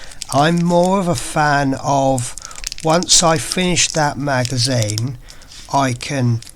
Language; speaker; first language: English; native; English